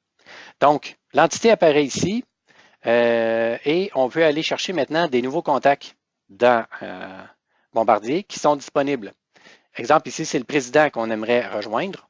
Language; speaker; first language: French; native; French